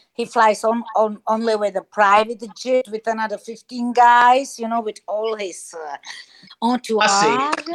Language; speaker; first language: English; non-native, learner; German